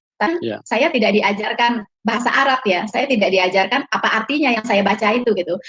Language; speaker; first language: Indonesian; native; Indonesian